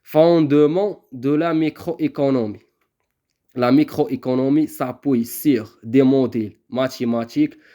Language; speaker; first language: French; non-native, local second language; Arabic